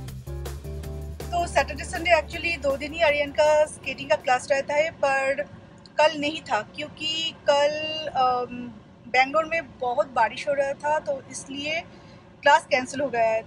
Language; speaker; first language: Hindi; non-native, local second language; Bangla